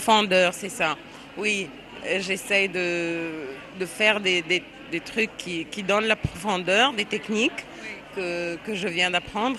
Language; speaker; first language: French; non-native, fluent; Arabic